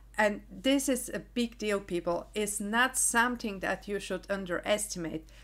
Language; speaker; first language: English; non-native, fluent; Bulgarian